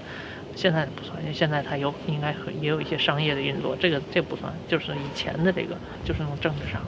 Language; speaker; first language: Chinese; native; Chinese